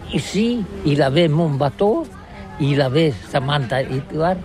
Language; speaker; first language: French; non-native, learner; Catalan